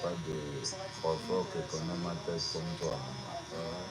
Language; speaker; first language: French; non-native, learner; Portuguese